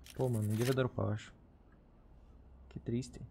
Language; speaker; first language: Portuguese; native; Portuguese